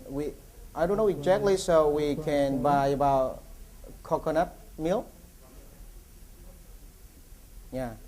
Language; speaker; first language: English; non-native, learner; Vietnamese